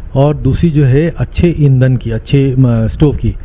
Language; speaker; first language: Hindi; native; Hindi